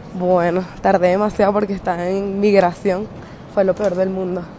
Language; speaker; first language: Spanish; native; Spanish